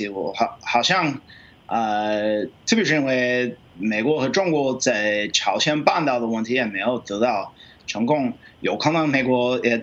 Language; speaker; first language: Chinese; non-native, fluent; English